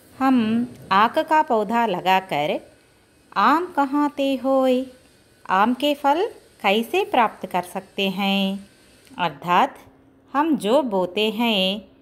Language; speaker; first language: Hindi; non-native, local second language; Telugu